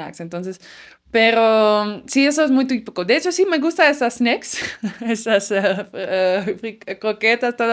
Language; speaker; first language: Spanish; non-native, fluent; Dutch